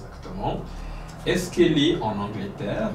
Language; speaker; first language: French; non-native, local second language; Kinyarwanda